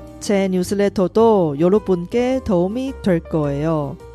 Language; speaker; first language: Korean; non-native, fluent; Chinese